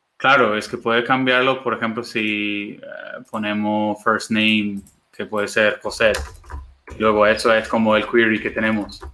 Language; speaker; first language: Spanish; non-native, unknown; English